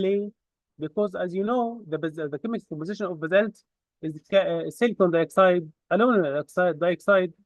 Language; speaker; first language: English; non-native, fluent; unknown